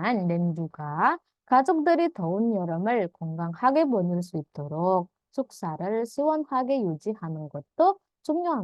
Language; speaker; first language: Korean; non-native, learner; Indonesian